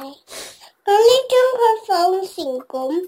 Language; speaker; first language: Chinese; early bilingual, heritage; Cantonese